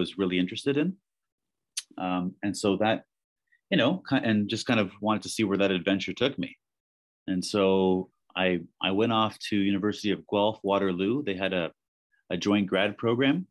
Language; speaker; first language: English; native; English